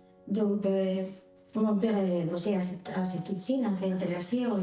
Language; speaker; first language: French; non-native, fluent; Spanish